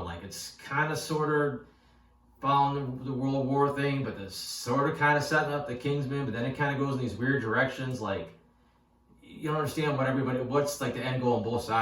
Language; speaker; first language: English; native; English